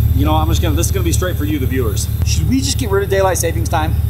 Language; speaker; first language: English; native; English